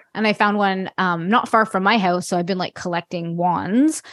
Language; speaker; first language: English; non-native, fluent; French